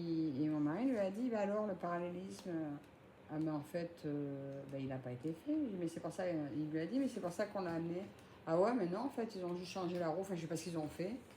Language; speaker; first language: French; native; French